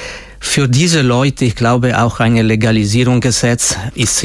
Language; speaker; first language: German; non-native, fluent; Italian